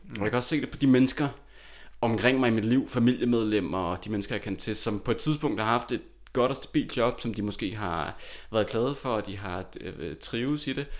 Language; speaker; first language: Danish; native; Danish